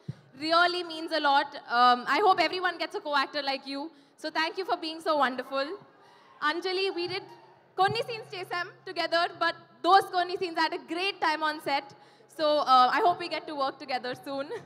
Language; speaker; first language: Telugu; non-native, fluent; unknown